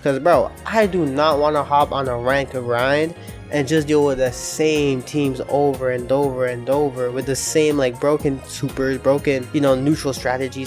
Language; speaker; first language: English; native; English